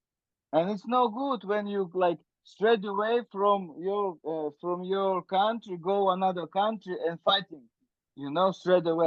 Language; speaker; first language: English; non-native, learner; Russian